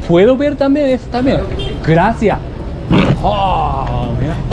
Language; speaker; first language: Spanish; non-native, learner; Japanese